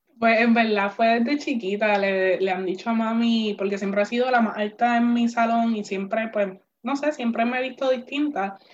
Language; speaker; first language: Spanish; native; Spanish